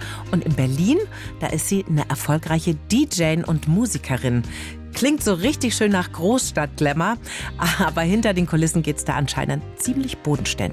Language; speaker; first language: German; native; German